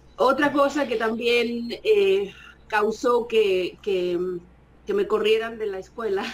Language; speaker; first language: Spanish; native; Spanish